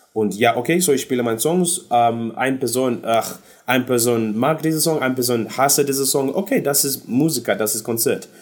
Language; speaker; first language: German; non-native, learner; English